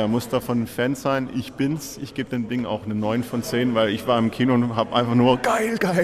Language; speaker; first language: German; native; German